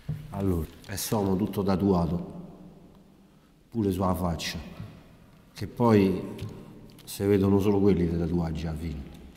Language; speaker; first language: Italian; native; Italian